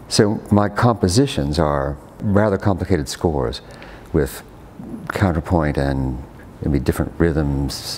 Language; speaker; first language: English; native; English